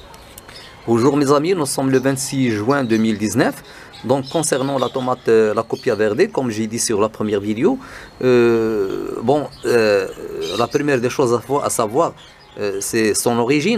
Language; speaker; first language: French; non-native, local second language; Arabic